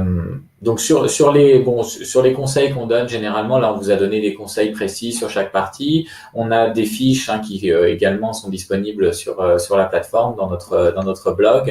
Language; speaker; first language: French; native; French